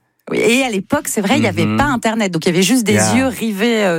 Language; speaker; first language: French; native; French